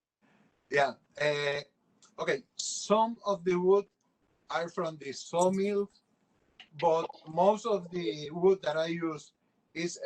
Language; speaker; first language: English; non-native, local second language; Spanish